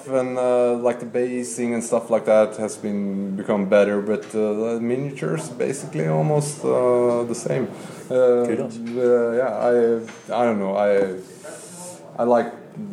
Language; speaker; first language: English; non-native, fluent; Norwegian